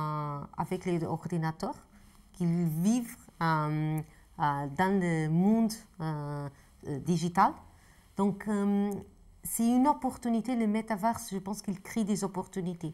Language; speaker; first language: French; non-native, fluent; Portuguese